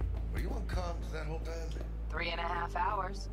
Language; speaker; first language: English; native; English